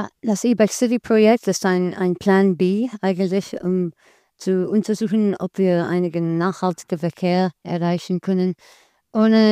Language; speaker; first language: German; non-native, learner; English